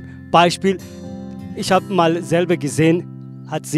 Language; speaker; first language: German; non-native, learner; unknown